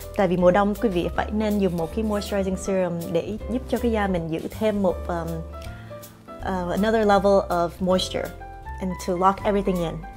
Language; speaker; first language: Vietnamese; early bilingual, heritage; Vietnamese